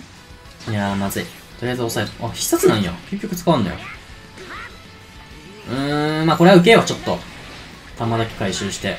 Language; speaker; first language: Japanese; native; Japanese